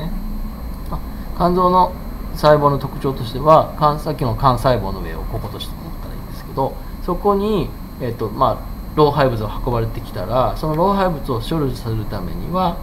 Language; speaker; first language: Japanese; native; Japanese